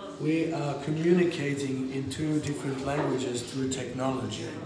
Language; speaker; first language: English; non-native, learner; Russian